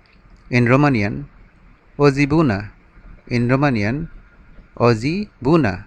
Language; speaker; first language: Romanian; non-native, learner; Bangla